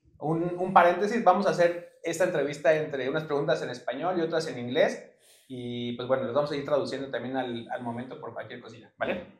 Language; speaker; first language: Spanish; native; Spanish